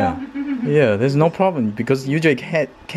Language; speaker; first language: English; non-native, fluent; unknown